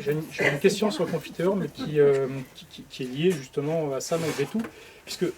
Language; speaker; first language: French; native; French